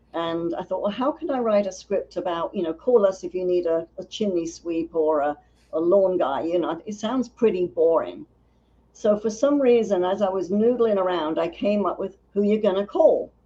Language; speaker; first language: English; native; English